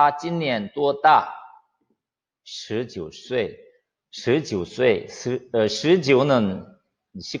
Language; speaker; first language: Chinese; non-native, fluent; Korean